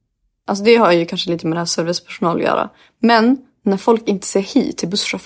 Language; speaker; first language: Swedish; native; Swedish